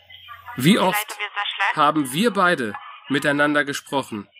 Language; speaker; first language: German; native; German